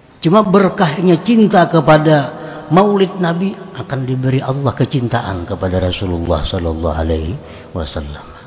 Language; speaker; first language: Indonesian; non-native, local second language; Banjar